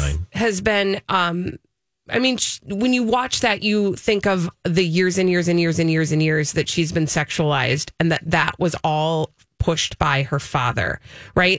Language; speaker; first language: English; native; English